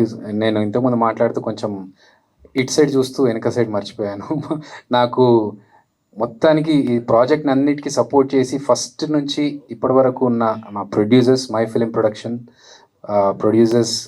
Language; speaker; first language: Telugu; native; Telugu